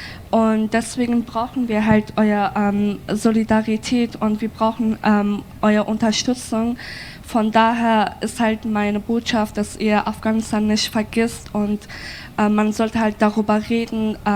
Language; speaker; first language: German; non-native, fluent; Persian